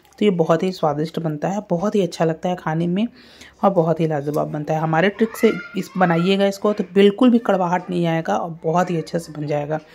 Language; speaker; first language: Hindi; native; Hindi